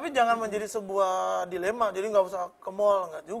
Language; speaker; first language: Indonesian; native; Indonesian